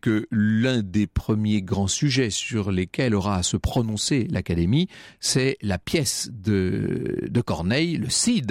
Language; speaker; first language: French; native; French